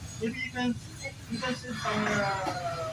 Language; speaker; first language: English; non-native, learner; Bangla